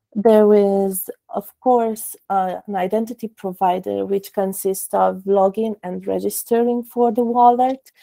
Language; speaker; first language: English; non-native, fluent; Romanian